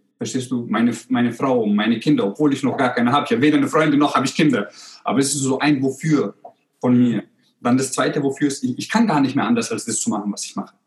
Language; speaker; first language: German; early bilingual, other home language; Croatian